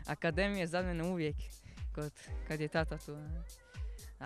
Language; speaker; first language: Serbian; early bilingual, heritage; Bosnian